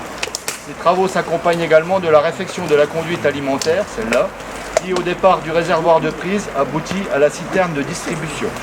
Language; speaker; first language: French; native; French